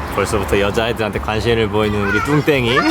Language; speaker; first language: Korean; native; Korean